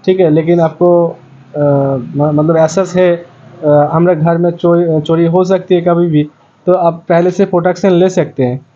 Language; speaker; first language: Hindi; non-native, local second language; Bangla